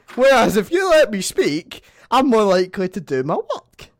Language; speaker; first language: English; native; English